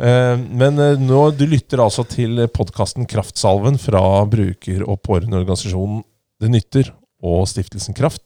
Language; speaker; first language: Norwegian; native; Norwegian